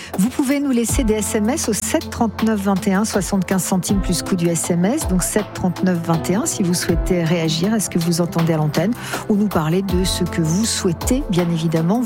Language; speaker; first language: French; native; French